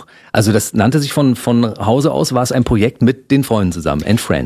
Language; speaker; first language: German; native; German